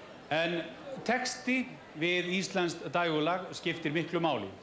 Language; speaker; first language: Icelandic; native; Icelandic